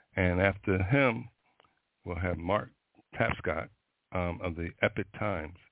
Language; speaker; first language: English; native; English